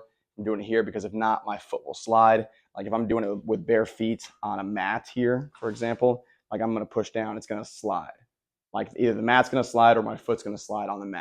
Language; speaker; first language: English; native; English